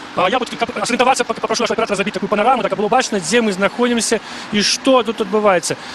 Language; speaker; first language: Belarusian; non-native, local second language; Russian